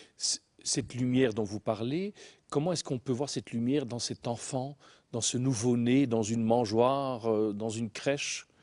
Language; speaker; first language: French; native; French